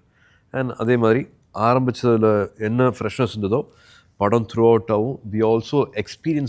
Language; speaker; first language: Tamil; native; Tamil